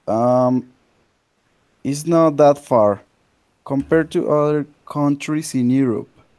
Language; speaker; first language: English; non-native, learner; Spanish